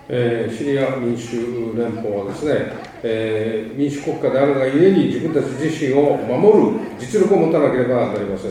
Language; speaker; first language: Japanese; native; Japanese